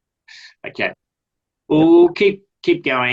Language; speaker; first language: English; native; English